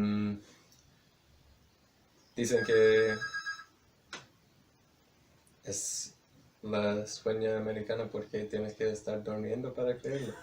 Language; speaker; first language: Spanish; non-native, fluent; English